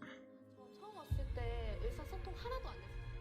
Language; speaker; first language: Korean; non-native, fluent; Thai